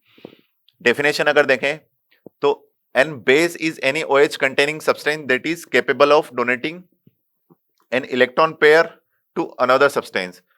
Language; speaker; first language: Hindi; native; Hindi